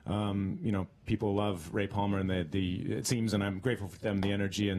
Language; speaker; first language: English; native; English